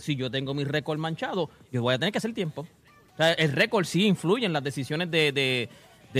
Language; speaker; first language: Spanish; native; Spanish